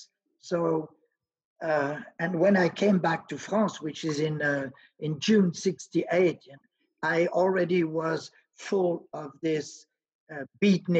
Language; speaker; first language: English; non-native, fluent; French